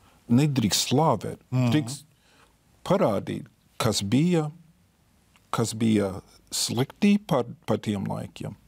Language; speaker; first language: Latvian; non-native, fluent; English